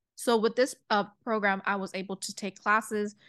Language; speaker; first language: English; early bilingual, other home language; Chinese